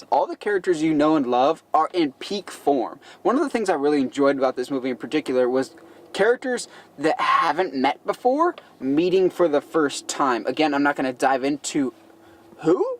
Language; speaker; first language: English; native; English